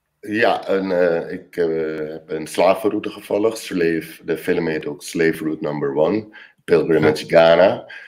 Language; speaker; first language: Dutch; native; Dutch